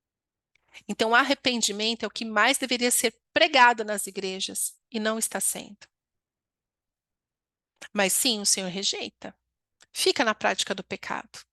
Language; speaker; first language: Portuguese; native; Portuguese